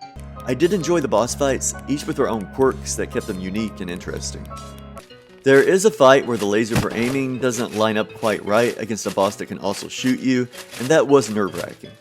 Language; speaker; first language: English; native; English